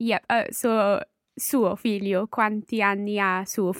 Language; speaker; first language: Italian; non-native, learner; English